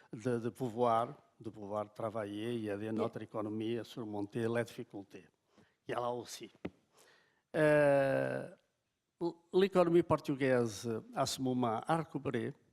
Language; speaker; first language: French; non-native, fluent; Portuguese